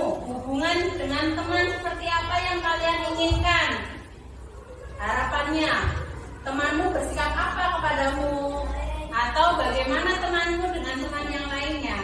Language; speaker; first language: Indonesian; native; Indonesian